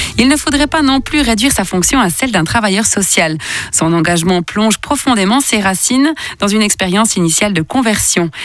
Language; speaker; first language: French; native; French